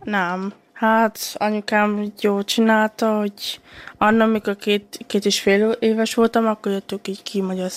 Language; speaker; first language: Hungarian; early bilingual, heritage; Hungarian